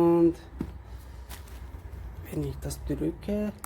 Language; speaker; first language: German; non-native, learner; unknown